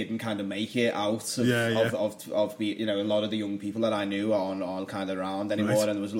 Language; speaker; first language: English; native; English